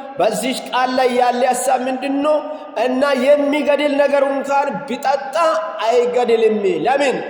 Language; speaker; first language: Amharic; non-native, local second language; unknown